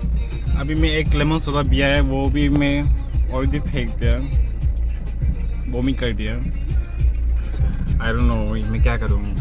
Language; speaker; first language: Hindi; non-native, local second language; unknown